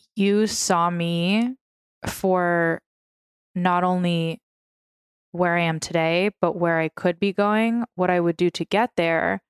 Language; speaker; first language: English; early bilingual, other home language; Russian